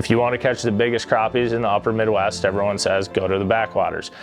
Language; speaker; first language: English; native; English